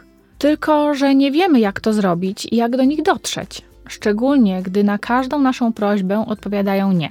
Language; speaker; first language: Polish; native; Polish